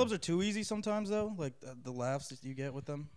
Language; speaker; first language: English; native; English